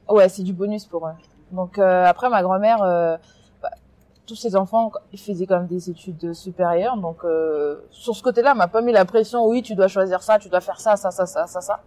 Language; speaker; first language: French; early bilingual, other home language; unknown